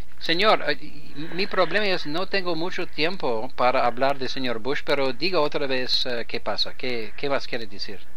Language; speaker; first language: Spanish; non-native, learner; English